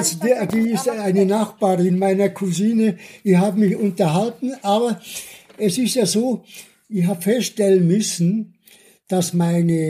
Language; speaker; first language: German; early bilingual, other home language; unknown